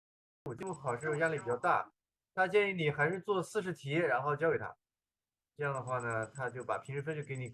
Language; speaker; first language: Chinese; native; Chinese